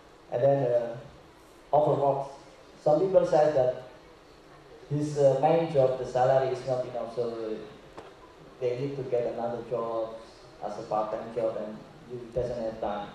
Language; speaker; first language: English; non-native, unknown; Indonesian